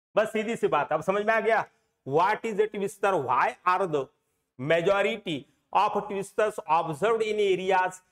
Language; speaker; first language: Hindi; non-native, local second language; Marathi